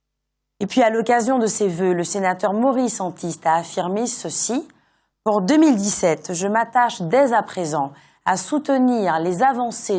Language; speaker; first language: French; native; French